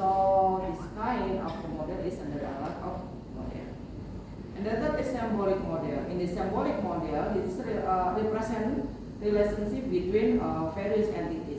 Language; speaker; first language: English; non-native, learner; Indonesian